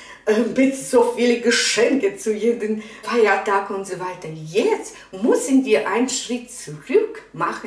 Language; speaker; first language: German; non-native, fluent; Russian